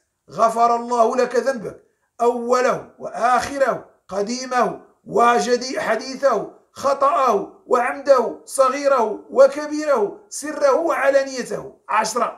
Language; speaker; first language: Arabic; native; Arabic